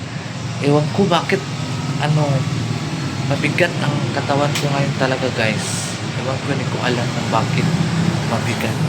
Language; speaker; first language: Filipino; non-native, local second language; Cebuano